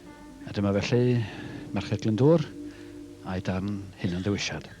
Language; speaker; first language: Welsh; native; Welsh